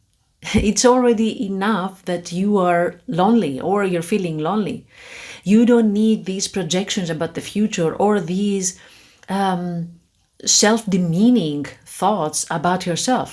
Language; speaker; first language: English; non-native, fluent; Greek